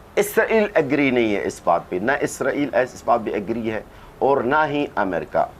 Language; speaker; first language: Urdu; non-native, fluent; Arabic